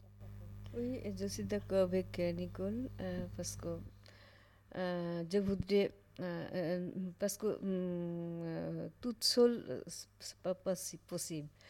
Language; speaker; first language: French; non-native, learner; Bangla